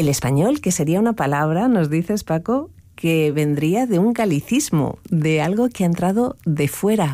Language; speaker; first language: Spanish; native; Spanish